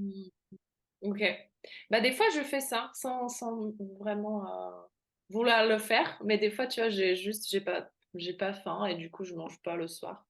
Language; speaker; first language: French; non-native, fluent; Slovak